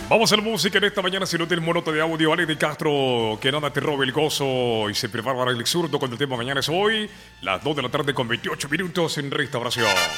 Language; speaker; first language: Spanish; native; Spanish